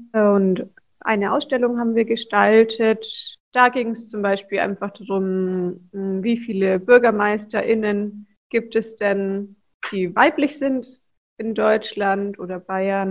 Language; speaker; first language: German; native; German